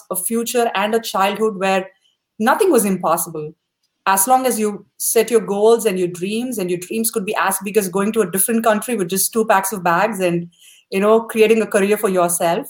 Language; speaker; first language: English; non-native, local second language; Tamil